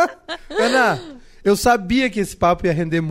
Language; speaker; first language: Portuguese; native; Portuguese